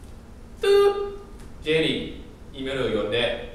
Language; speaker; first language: Japanese; non-native, learner; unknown